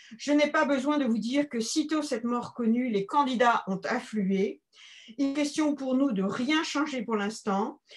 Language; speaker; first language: French; native; French